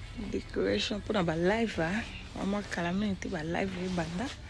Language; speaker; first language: French; non-native, local second language; Lingala